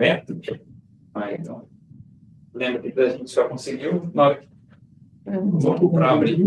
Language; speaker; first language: Portuguese; native; Portuguese